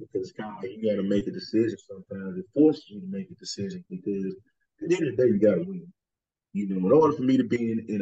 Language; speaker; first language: English; native; English